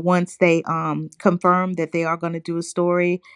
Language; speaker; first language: English; native; English